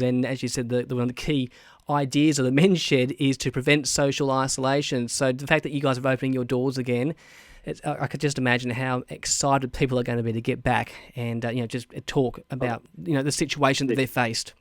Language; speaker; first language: English; native; English